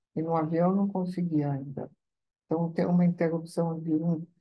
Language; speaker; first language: Portuguese; non-native, fluent; Italian